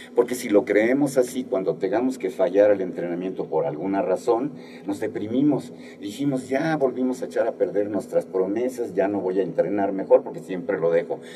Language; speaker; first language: Spanish; native; Spanish